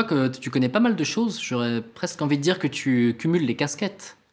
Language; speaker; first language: French; native; French